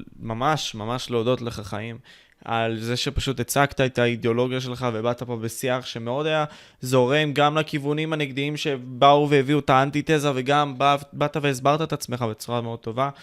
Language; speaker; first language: Hebrew; native; Hebrew